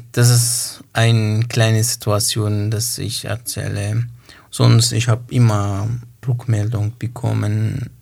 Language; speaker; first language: German; non-native, learner; Kurdish